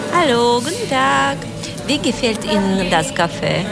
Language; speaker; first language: German; non-native, learner; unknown